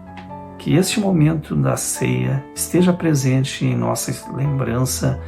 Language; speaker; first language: Portuguese; native; Portuguese